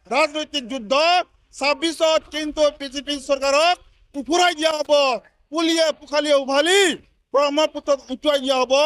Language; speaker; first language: Assamese; non-native, local second language; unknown